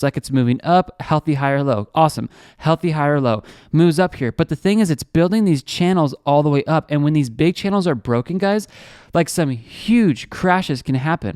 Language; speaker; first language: English; native; English